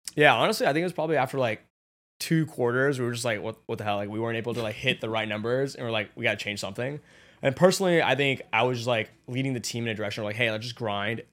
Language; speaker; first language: English; native; English